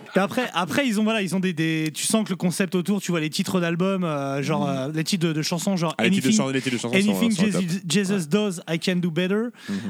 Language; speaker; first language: French; native; French